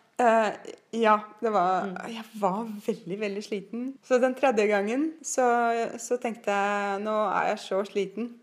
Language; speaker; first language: Norwegian; non-native, fluent; Russian